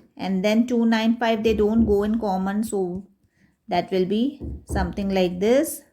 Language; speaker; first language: English; non-native, local second language; Hindi